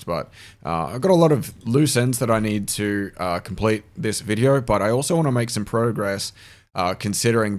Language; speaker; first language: English; native; English